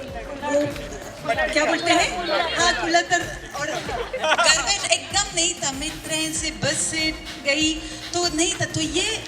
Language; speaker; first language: Hindi; non-native, learner; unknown